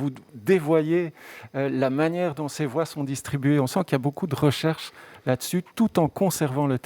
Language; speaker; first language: French; native; French